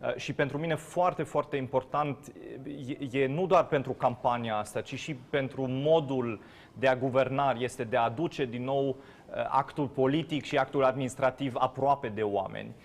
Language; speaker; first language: Romanian; non-native, fluent; German